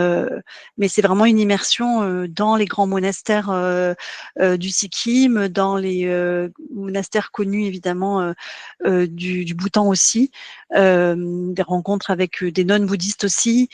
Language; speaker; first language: French; native; French